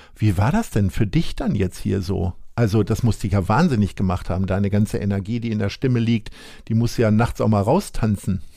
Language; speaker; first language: German; native; German